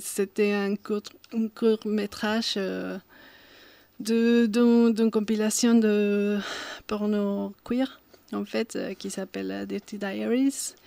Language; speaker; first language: French; non-native, fluent; Spanish